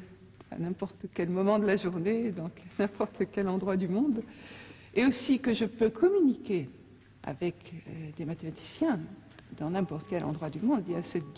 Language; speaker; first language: French; native; French